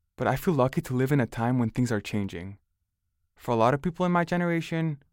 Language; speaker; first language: English; early bilingual, other home language; Spanish